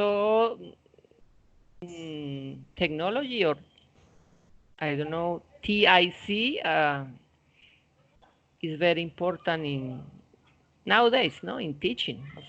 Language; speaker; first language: English; non-native, fluent; Spanish